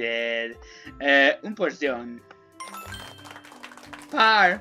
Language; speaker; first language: Spanish; non-native, learner; English